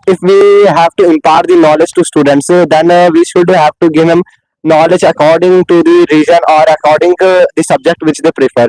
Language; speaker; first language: English; non-native, learner; Hindi